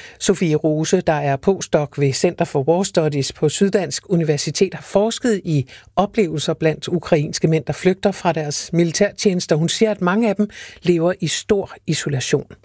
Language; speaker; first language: Danish; native; Danish